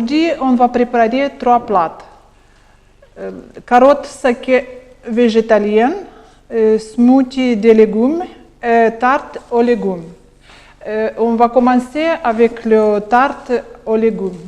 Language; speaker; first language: French; non-native, learner; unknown